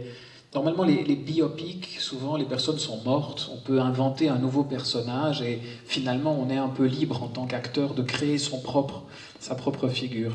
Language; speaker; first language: French; native; French